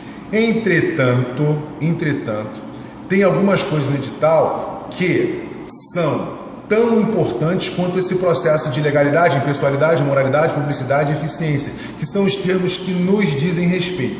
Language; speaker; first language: Portuguese; native; Portuguese